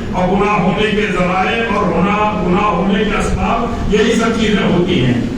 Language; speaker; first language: Urdu; native; Urdu